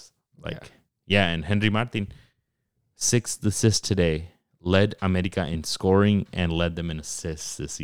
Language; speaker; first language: English; early bilingual, other home language; Spanish